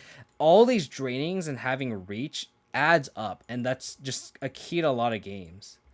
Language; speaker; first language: English; native; English